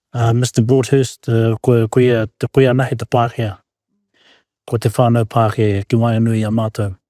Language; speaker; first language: Māori; native; Māori